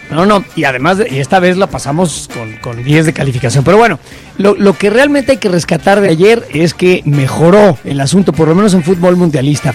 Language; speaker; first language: Spanish; native; Spanish